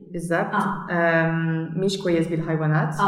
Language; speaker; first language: Arabic; non-native, learner; German